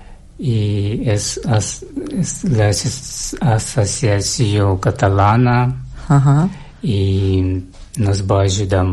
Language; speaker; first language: Catalan; non-native, learner; Russian